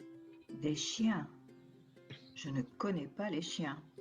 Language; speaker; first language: French; non-native, learner; Spanish